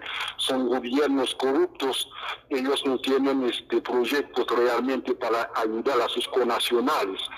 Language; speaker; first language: Spanish; non-native, fluent; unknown